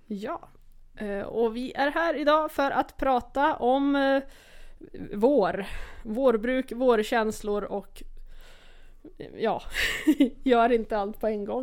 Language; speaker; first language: Swedish; native; Swedish